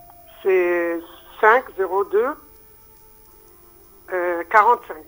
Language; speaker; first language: French; non-native, learner; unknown